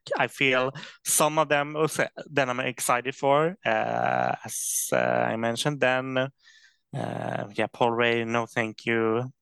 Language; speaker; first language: English; non-native, fluent; Swedish